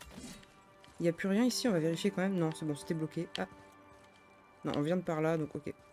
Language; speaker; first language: French; native; French